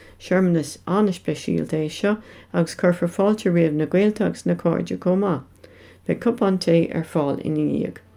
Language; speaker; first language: Irish; non-native, local second language; English